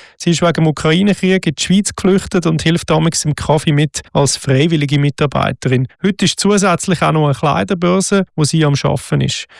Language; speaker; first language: German; native; German